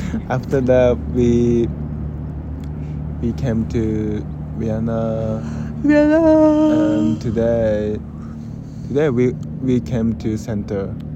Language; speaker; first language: English; non-native, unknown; Japanese